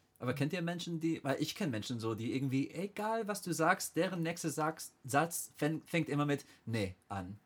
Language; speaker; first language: German; non-native, fluent; English